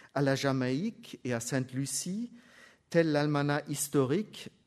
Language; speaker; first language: French; non-native, fluent; German